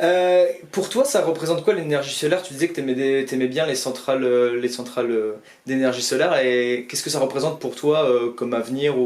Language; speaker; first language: French; native; French